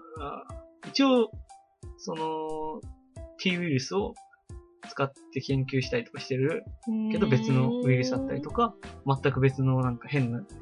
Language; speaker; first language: Japanese; native; Japanese